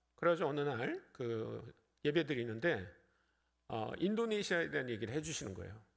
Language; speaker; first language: Korean; native; Korean